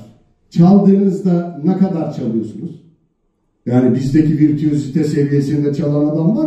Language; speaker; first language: Turkish; native; Turkish